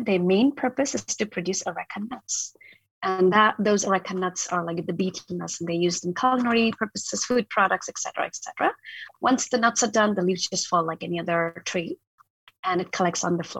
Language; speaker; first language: English; non-native, local second language; Hindi